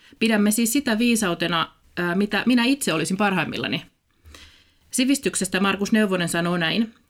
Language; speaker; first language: Finnish; native; Finnish